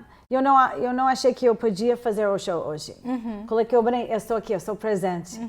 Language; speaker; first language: Portuguese; non-native, fluent; English